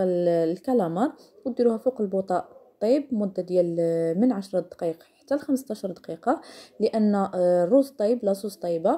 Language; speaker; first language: Arabic; native; Arabic